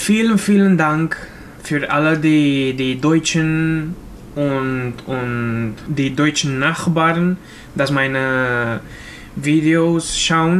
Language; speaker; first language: German; non-native, learner; Romanian